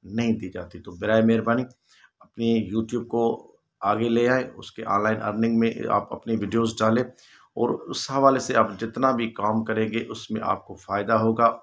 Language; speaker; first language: Urdu; non-native, local second language; Sindhi